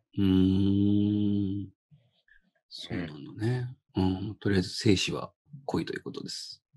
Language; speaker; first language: Japanese; native; Japanese